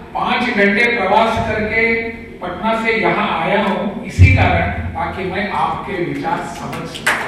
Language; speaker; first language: Hindi; non-native, local second language; Konkani